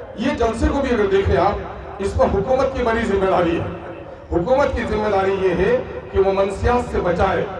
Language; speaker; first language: Urdu; non-native, local second language; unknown